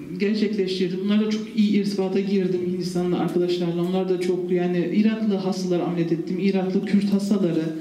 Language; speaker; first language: Turkish; early bilingual, heritage; Turkish